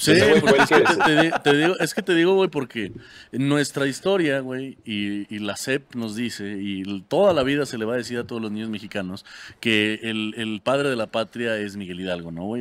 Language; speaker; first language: Spanish; native; Spanish